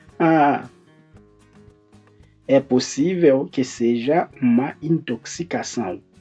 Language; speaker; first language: Portuguese; non-native, fluent; Haitian Creole